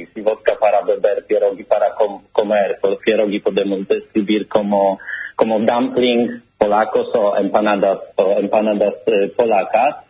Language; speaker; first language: Spanish; non-native, learner; Polish